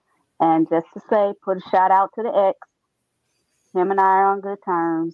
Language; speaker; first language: English; native; English